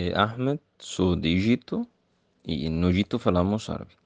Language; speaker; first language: Portuguese; non-native, learner; Arabic